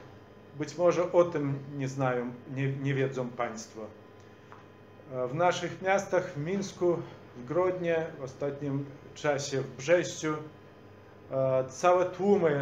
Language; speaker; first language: Polish; non-native, fluent; Belarusian